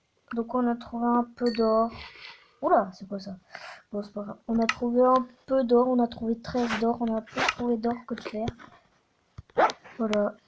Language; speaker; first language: French; native; French